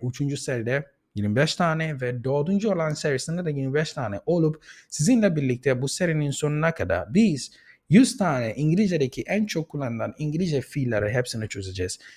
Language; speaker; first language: Turkish; non-native, fluent; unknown